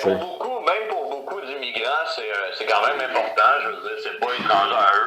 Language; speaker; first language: French; native; French